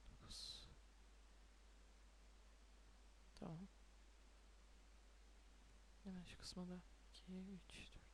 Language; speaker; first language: Turkish; native; Turkish